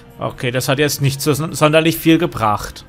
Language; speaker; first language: German; native; German